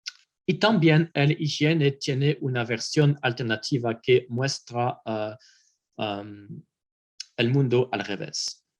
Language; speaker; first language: Spanish; non-native, fluent; French